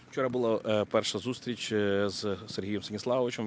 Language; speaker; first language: Ukrainian; native; Ukrainian